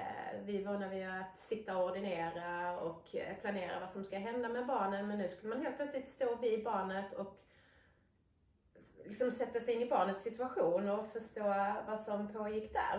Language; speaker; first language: Swedish; native; Swedish